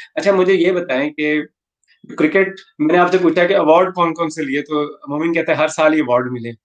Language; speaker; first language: Urdu; native; Urdu